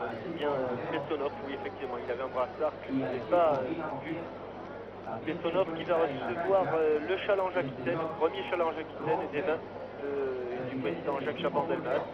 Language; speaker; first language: French; native; French